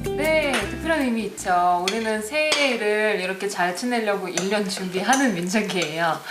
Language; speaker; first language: Korean; non-native, fluent; Russian